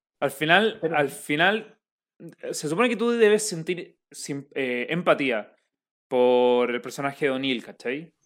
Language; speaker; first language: Spanish; native; Spanish